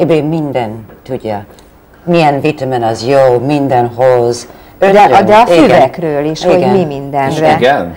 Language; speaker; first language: Hungarian; non-native, fluent; English